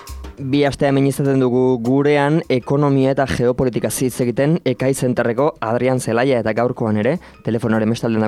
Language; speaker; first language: Basque; native; Basque